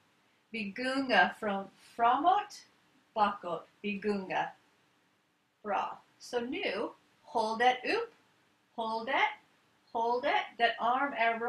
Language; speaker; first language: Swedish; non-native, learner; English